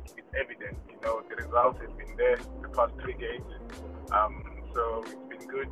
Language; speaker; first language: English; non-native, local second language; Xhosa